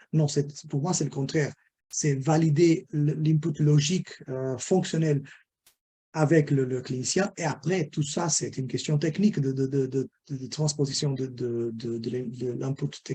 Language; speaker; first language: French; non-native, fluent; Portuguese